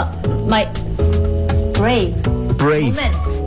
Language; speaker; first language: English; non-native, learner; Korean